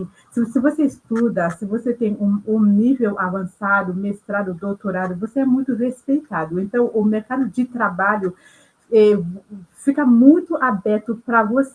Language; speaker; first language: Portuguese; non-native, local second language; Haitian Creole